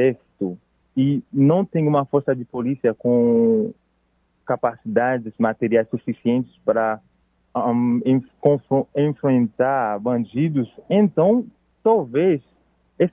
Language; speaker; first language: Portuguese; non-native, fluent; Haitian Creole